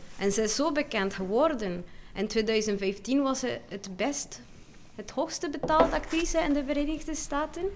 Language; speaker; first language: Dutch; non-native, fluent; Spanish